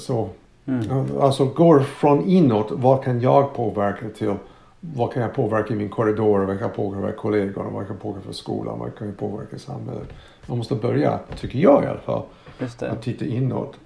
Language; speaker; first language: Swedish; non-native, fluent; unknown